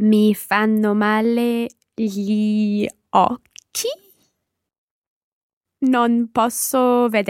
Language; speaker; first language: Italian; non-native, learner; English